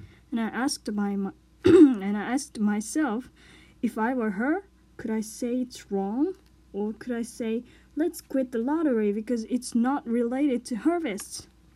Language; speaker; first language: English; non-native, learner; Japanese